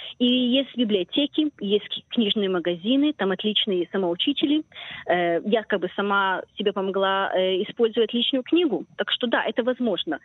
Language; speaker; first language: Russian; early bilingual, heritage; Russian